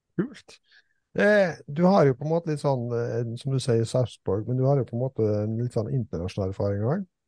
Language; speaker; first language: Norwegian; native; Norwegian